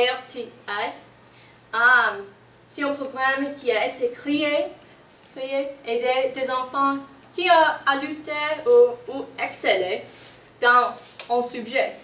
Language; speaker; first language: French; non-native, learner; English